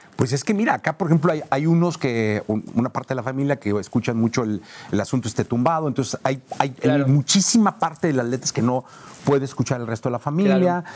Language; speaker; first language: Spanish; native; Spanish